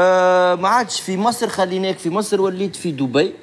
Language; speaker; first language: Arabic; native; Arabic